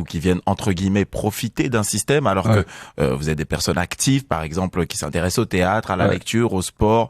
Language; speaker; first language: French; native; French